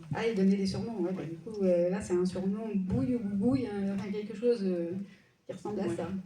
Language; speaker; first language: French; native; French